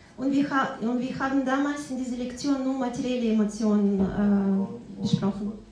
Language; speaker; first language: German; non-native, fluent; Russian